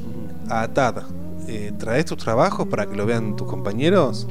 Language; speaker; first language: Spanish; native; Spanish